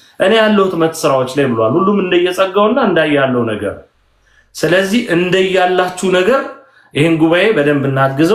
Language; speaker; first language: Amharic; native; Amharic